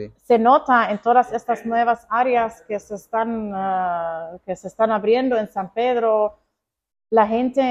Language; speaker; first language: Spanish; non-native, fluent; Croatian